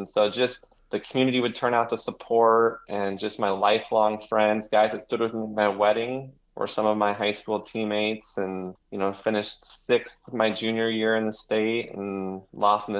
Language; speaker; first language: English; native; English